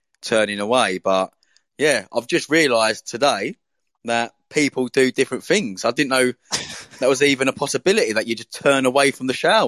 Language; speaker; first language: English; native; English